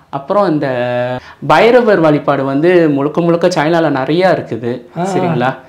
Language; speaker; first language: Tamil; non-native, local second language; Min Nan Chinese